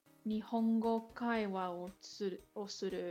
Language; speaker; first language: Japanese; non-native, learner; English